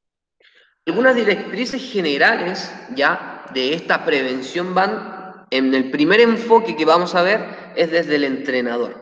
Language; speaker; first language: Spanish; native; Spanish